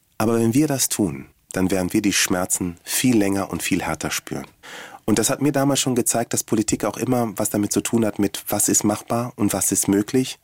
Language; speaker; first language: German; early bilingual, other home language; Swahili